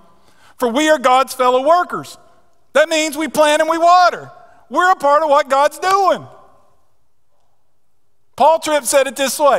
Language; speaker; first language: English; native; English